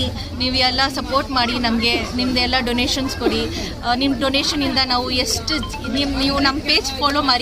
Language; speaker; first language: Kannada; non-native, local second language; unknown